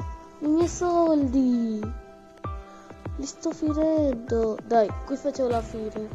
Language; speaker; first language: Italian; early bilingual, other home language; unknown